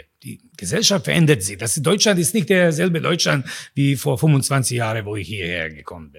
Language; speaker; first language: German; non-native, fluent; Bosnian